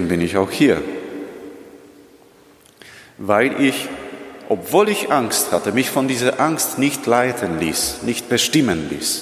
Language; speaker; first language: German; non-native, fluent; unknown